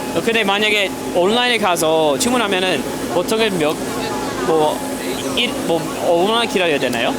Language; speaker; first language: Korean; non-native, learner; English